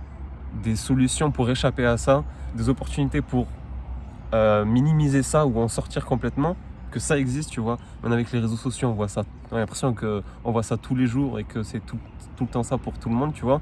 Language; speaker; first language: French; native; French